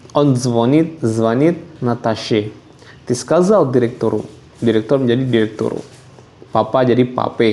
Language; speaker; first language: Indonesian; non-native, local second language; Javanese